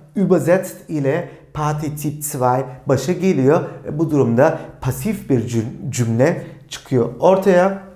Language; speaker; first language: Turkish; native; Turkish